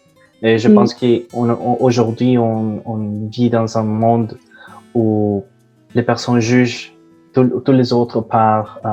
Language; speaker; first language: French; non-native, fluent; Spanish